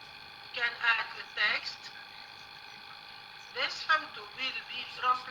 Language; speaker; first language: English; non-native, learner; Arabic